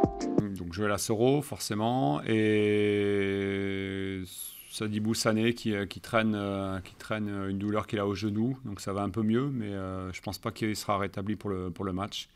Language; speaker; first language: French; native; French